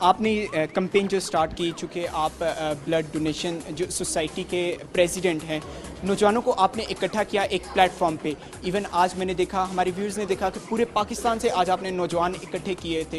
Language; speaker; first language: Urdu; native; Urdu